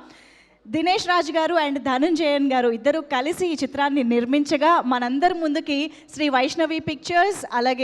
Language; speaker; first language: Telugu; native; Telugu